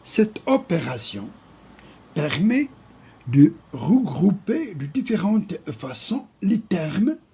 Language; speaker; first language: French; non-native, local second language; Arabic